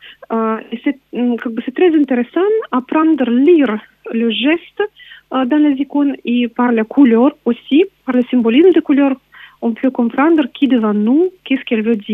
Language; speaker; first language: French; non-native, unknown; Russian